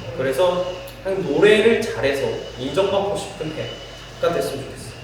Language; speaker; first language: Korean; native; Korean